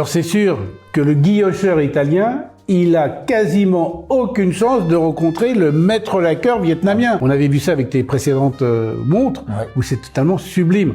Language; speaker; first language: French; native; French